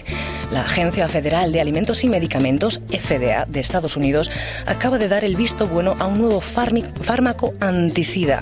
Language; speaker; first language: Spanish; native; Spanish